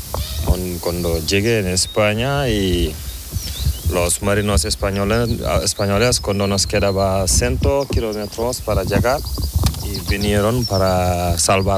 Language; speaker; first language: Spanish; non-native, learner; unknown